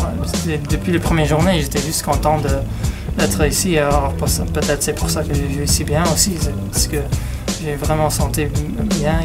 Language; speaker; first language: French; non-native, fluent; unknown